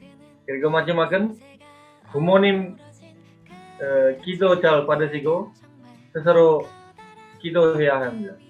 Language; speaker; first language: Korean; non-native, learner; Indonesian